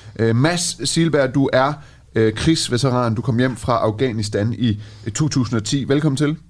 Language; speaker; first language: Danish; early bilingual, other home language; Persian